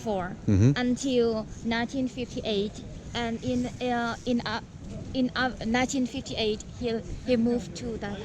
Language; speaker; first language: English; non-native, learner; Vietnamese